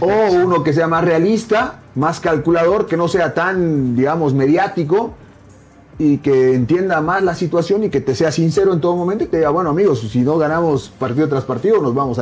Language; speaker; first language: Spanish; native; Spanish